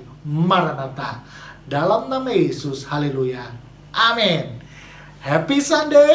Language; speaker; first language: Indonesian; native; Indonesian